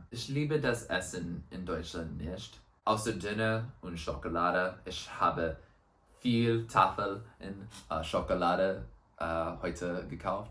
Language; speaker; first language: German; non-native, learner; English